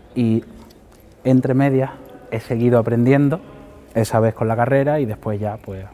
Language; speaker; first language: Spanish; native; Spanish